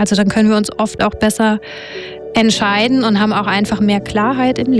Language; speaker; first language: German; native; German